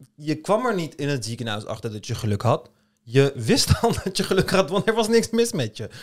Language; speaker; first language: Dutch; early bilingual, other home language; Turkish